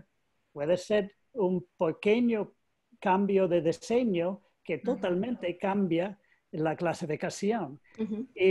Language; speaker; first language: Spanish; non-native, learner; English